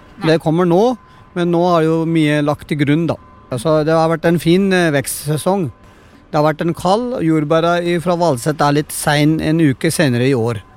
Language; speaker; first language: Norwegian; non-native, fluent; Punjabi